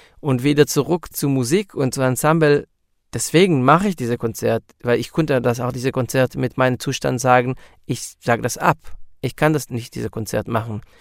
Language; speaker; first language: German; non-native, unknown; Hebrew